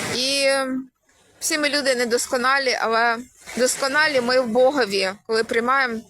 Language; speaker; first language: Ukrainian; native; Ukrainian